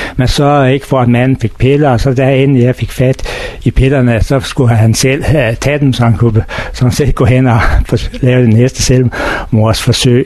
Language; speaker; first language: Danish; native; Danish